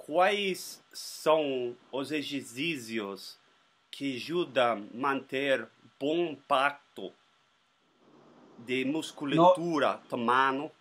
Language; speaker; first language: Portuguese; non-native, learner; Spanish